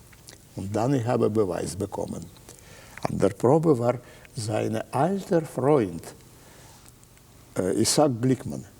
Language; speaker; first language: German; non-native, fluent; Russian